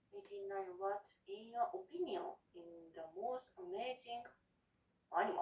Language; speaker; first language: English; non-native, learner; Japanese